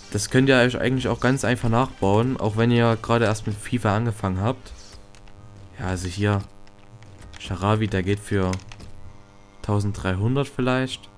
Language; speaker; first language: German; native; German